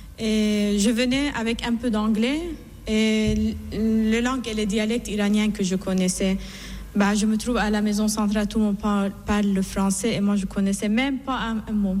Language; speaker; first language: French; non-native, fluent; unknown